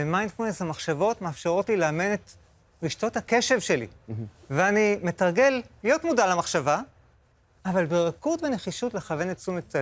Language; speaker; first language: Hebrew; native; Hebrew